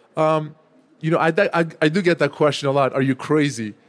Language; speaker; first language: English; non-native, fluent; Turkish